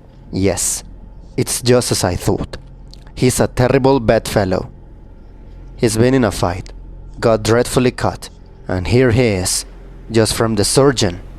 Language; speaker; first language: English; non-native, fluent; Spanish